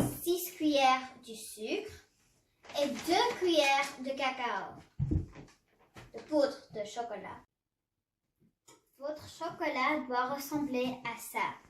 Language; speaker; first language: French; non-native, learner; English